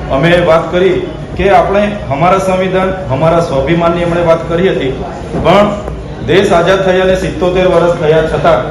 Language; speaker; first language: Gujarati; non-native, local second language; Bhili